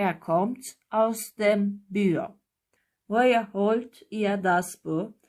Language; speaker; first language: German; non-native, fluent; Turkish